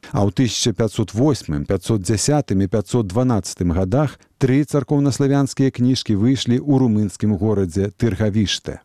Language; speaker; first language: Belarusian; native; Belarusian